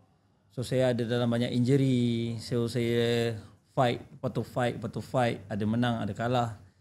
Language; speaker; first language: Malay; native; Malay